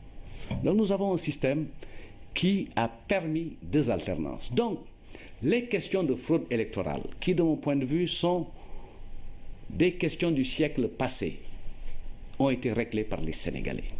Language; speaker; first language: French; non-native, local second language; Wolof